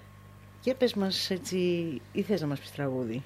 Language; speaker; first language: Greek; native; Greek